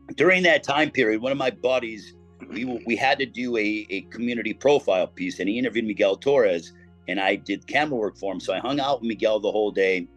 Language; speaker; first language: English; native; English